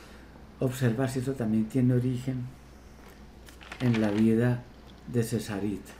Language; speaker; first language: Spanish; native; Spanish